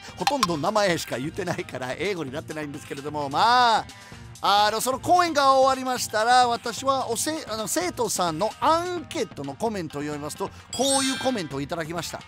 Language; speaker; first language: Japanese; non-native, fluent; English